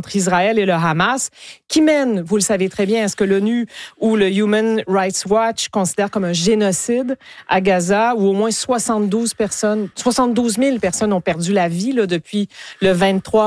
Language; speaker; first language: French; native; French